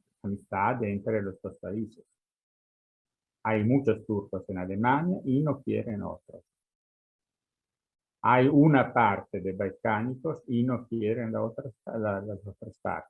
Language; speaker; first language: Spanish; non-native, fluent; Italian